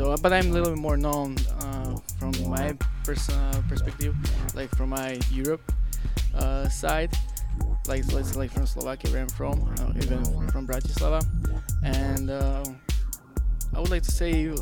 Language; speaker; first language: English; non-native, learner; Slovak